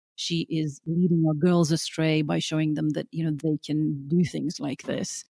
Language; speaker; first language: English; early bilingual, other home language; Norwegian